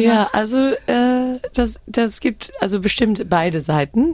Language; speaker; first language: German; early bilingual, heritage; German